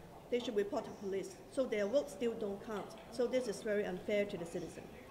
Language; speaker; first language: English; non-native, local second language; Cantonese